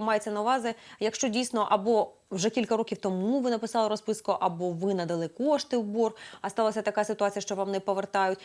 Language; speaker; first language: Ukrainian; native; Ukrainian